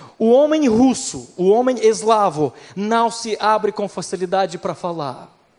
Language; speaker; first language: Portuguese; non-native, fluent; Ukrainian